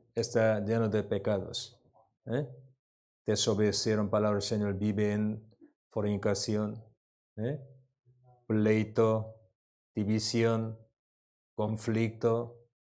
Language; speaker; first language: Spanish; non-native, learner; Korean